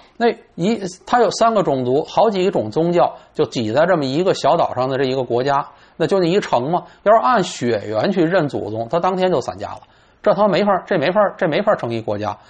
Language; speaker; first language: Chinese; native; Chinese